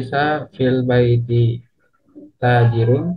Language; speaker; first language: Arabic; non-native, learner; Indonesian